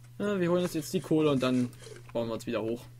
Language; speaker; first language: German; native; German